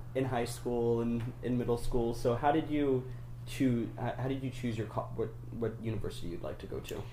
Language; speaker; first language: English; native; English